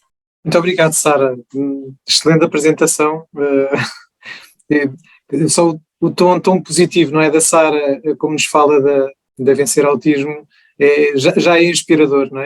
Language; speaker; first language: Portuguese; native; Portuguese